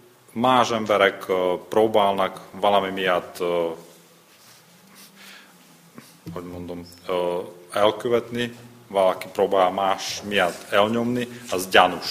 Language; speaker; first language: Hungarian; non-native, learner; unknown